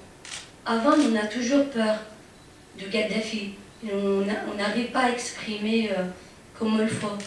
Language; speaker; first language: French; non-native, fluent; Arabic